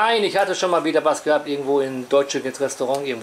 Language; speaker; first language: German; native; German